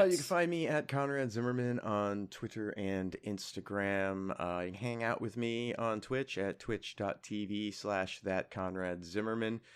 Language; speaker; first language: English; native; English